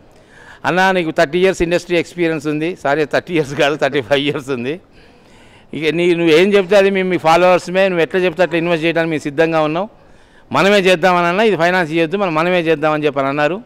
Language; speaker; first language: Telugu; native; Telugu